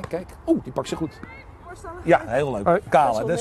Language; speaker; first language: Dutch; native; Dutch